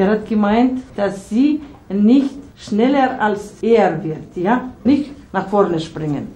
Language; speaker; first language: German; non-native, learner; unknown